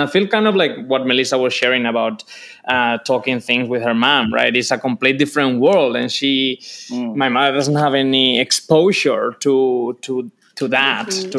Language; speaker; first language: English; non-native, fluent; Spanish